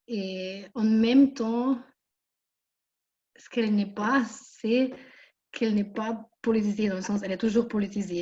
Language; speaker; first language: French; non-native, fluent; German